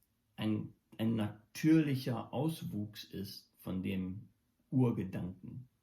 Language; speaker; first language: German; non-native, local second language; English